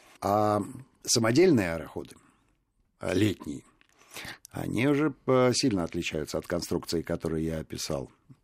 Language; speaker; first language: Russian; native; Russian